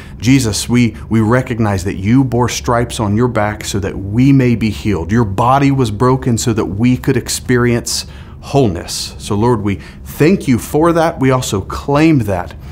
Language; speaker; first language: English; native; English